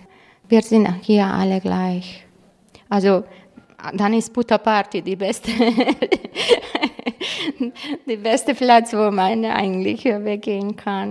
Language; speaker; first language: German; non-native, fluent; Croatian